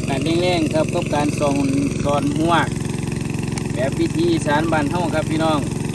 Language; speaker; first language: Thai; non-native, local second language; Northeastern Thai